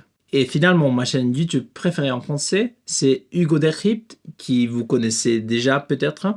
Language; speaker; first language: French; non-native, learner; Spanish